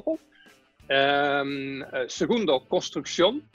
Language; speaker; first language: Spanish; non-native, fluent; Dutch